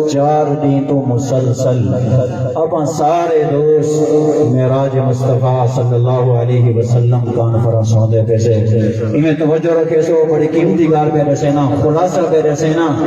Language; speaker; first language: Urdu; non-native, local second language; Saraiki